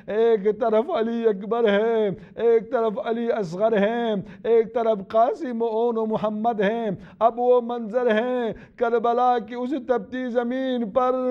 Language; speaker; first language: Urdu; non-native, local second language; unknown